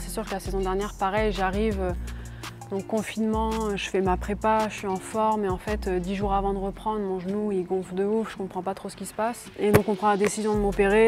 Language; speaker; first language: French; native; French